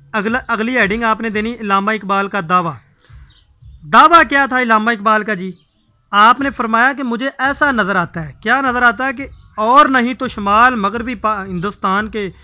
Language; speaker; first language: Urdu; native; Urdu